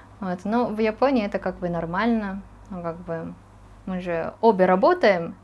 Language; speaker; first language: Russian; non-native, fluent; Japanese